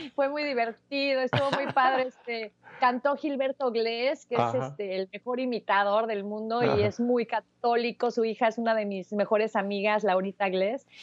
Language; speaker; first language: Spanish; native; Spanish